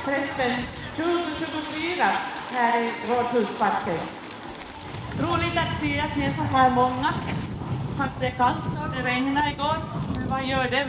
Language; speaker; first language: Swedish; native; Swedish